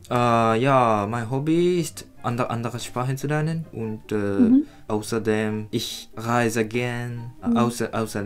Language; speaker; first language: German; non-native, learner; Japanese